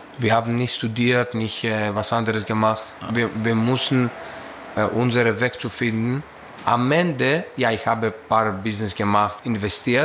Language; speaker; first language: German; non-native, learner; Greek